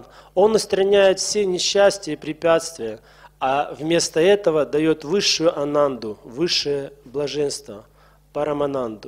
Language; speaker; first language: Russian; native; Russian